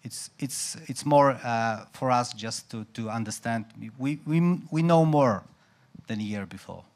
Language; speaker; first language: English; non-native, fluent; Polish